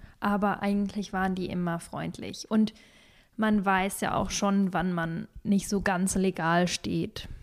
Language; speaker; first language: German; early bilingual, other home language; Russian